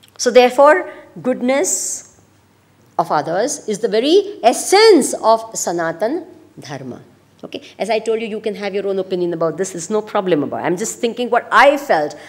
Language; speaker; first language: English; non-native, local second language; Gujarati